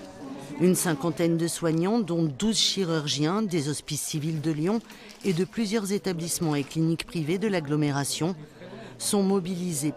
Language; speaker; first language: French; native; French